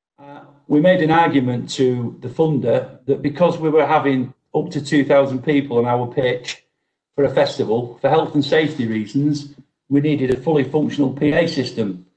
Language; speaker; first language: English; native; English